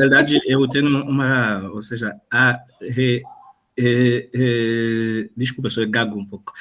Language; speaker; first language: Portuguese; non-native, fluent; Haitian Creole